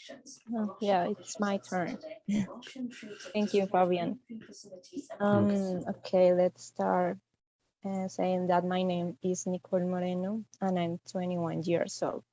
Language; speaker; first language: English; non-native, fluent; Spanish